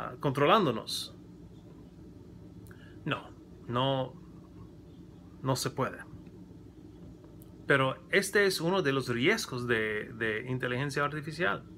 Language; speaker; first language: Spanish; non-native, learner; English